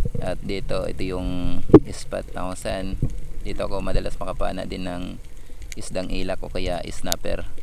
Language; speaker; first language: Filipino; non-native, local second language; Hiligaynon